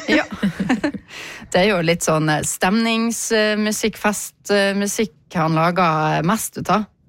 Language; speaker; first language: Norwegian; native; Norwegian